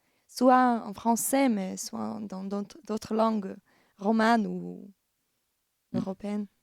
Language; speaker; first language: French; non-native, fluent; Slovak